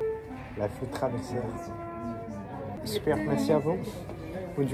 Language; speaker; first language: French; non-native, fluent; Korean